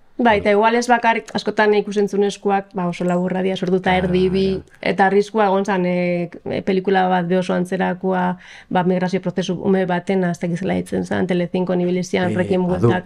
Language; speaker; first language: Basque; native; Basque